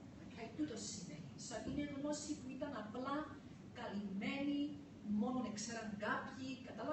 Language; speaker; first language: Greek; early bilingual, heritage; Greek